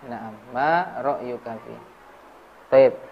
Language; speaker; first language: Arabic; non-native, learner; Indonesian